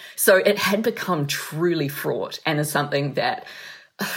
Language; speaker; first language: English; native; English